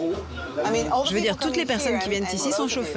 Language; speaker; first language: French; native; French